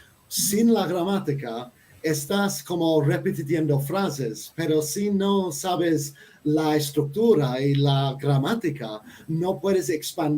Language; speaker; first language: Spanish; non-native, fluent; English